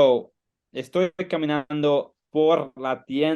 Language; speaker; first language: Spanish; non-native, learner; English